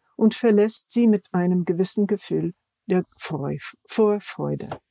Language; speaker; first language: German; non-native, fluent; English